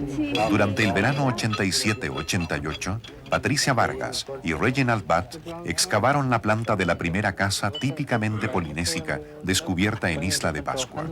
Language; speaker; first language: Spanish; native; Spanish